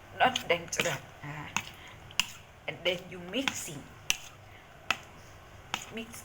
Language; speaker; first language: English; non-native, learner; Thai